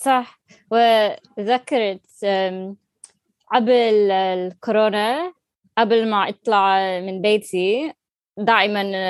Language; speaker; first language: Arabic; non-native, learner; English